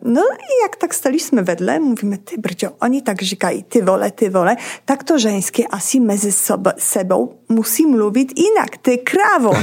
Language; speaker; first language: Czech; non-native, learner; Polish